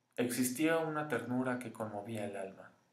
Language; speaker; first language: Spanish; native; Spanish